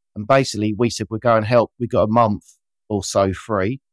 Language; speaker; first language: English; native; English